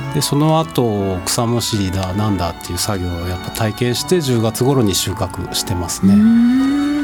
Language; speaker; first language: Japanese; native; Japanese